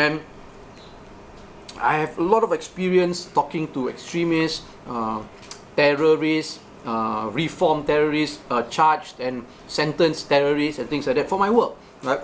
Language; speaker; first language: English; non-native, local second language; Malay